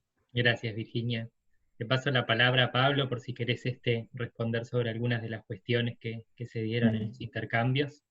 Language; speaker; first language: Spanish; native; Spanish